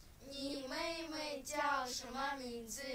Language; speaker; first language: Chinese; non-native, learner; Kyrgyz